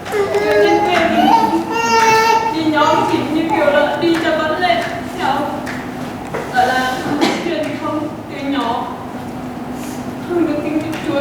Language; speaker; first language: Vietnamese; non-native, local second language; Hmong